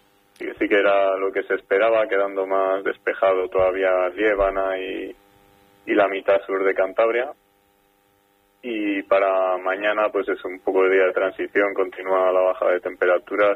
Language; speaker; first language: Spanish; native; Spanish